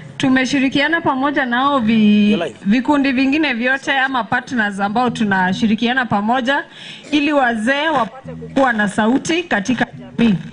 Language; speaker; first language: Swahili; non-native, local second language; Masai